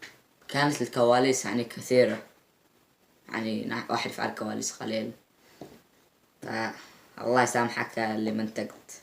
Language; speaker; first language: Arabic; native; Arabic